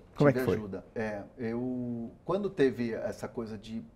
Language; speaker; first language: Portuguese; non-native, local second language; Spanish